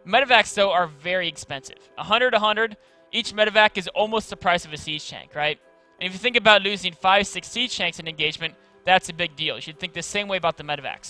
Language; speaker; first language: English; native; English